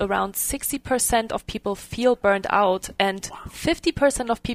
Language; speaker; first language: English; non-native, fluent; German